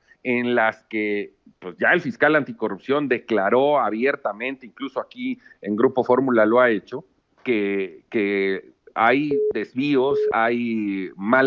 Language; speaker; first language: Spanish; native; Spanish